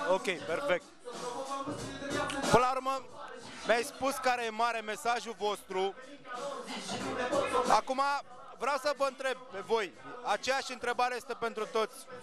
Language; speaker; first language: Romanian; native; Romanian